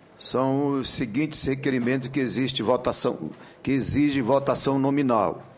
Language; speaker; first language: Portuguese; native; Portuguese